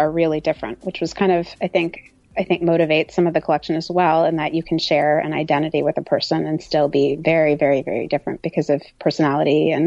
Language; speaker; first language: English; native; English